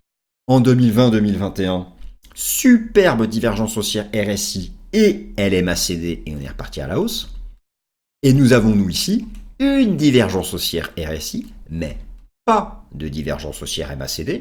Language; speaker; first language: French; native; French